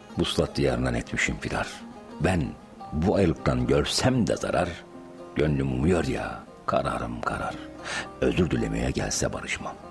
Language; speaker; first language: Turkish; native; Turkish